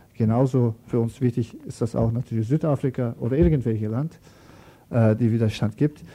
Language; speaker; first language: German; non-native, learner; Turkish